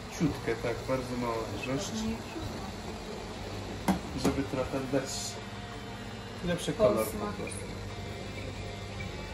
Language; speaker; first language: Polish; non-native, fluent; Persian